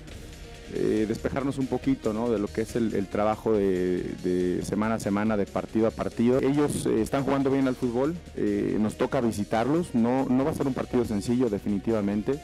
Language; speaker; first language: Spanish; native; Spanish